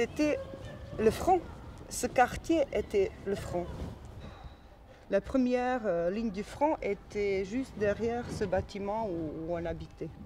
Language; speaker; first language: French; non-native, fluent; Bosnian